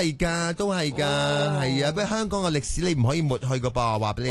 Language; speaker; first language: Cantonese; native; Cantonese